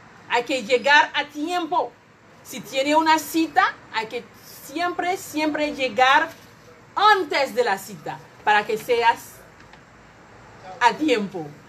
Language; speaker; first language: Spanish; non-native, learner; Haitian Creole